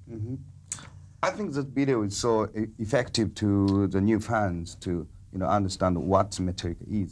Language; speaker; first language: English; non-native, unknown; Japanese